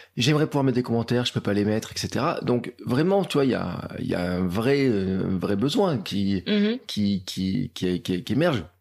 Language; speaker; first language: French; native; French